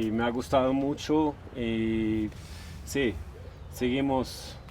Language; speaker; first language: Spanish; non-native, fluent; Swedish